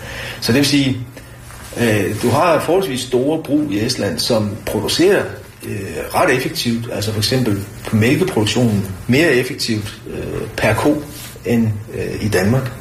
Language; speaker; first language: Danish; native; Danish